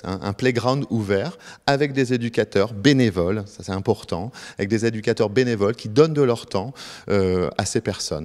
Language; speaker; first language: French; native; French